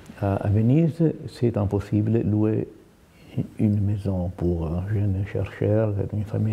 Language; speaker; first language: French; non-native, fluent; Italian